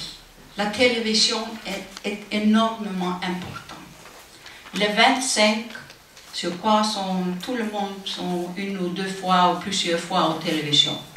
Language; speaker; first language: French; non-native, learner; Icelandic